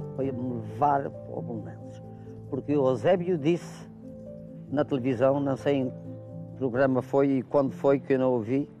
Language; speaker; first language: Portuguese; native; Portuguese